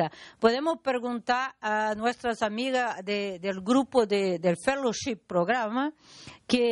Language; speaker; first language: Spanish; non-native, learner; Portuguese